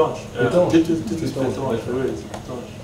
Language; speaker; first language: French; non-native, learner; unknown